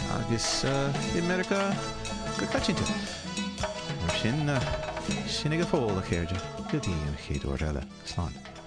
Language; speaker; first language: Irish; non-native, fluent; English